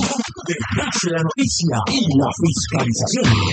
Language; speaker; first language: Spanish; native; Spanish